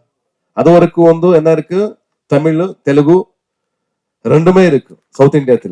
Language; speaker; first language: Tamil; non-native, learner; Kannada